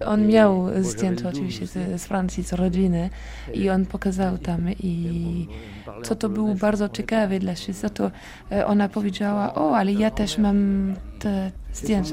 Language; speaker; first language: Polish; non-native, learner; French